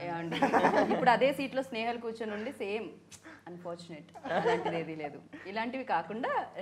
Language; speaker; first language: Telugu; native; Telugu